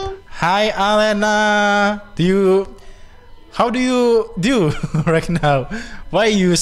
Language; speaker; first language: English; non-native, fluent; Indonesian